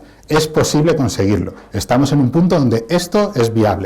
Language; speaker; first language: Spanish; native; Spanish